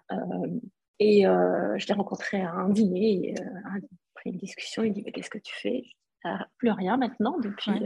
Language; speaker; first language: French; non-native, local second language; Arabic